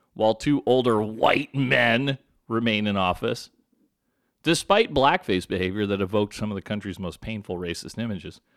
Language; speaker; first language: English; native; English